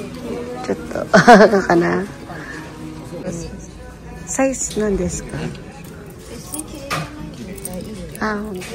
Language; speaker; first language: Japanese; non-native, learner; Filipino